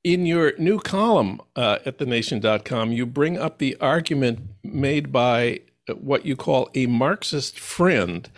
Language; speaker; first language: English; native; English